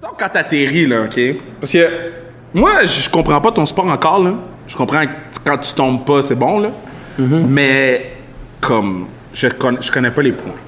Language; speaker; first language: French; native; French